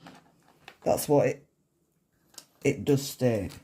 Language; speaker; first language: English; native; English